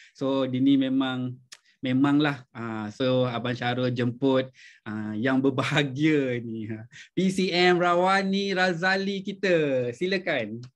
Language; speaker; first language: Malay; native; Malay